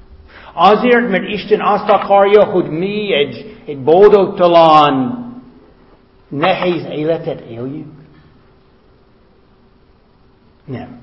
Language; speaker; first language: Hungarian; non-native, fluent; English